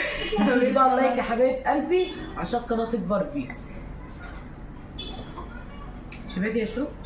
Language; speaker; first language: Arabic; native; Arabic